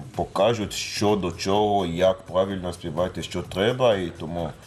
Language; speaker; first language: Ukrainian; non-native, learner; Lingala